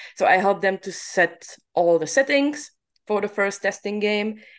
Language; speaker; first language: English; non-native, fluent; Czech